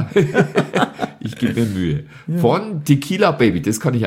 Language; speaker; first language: German; native; German